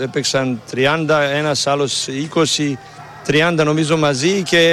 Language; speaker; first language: Greek; non-native, learner; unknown